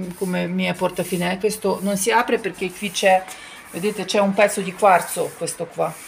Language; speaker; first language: Italian; non-native, fluent; Ukrainian